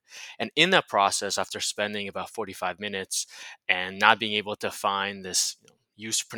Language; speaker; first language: English; native; English